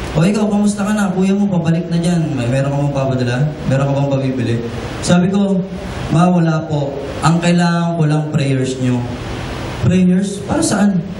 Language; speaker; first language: Filipino; native; Filipino